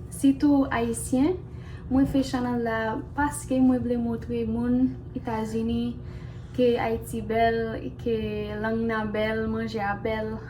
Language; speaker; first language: Haitian Creole; non-native, fluent; English